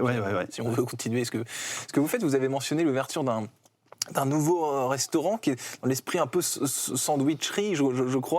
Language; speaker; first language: French; native; French